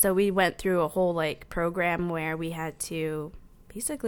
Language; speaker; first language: English; native; English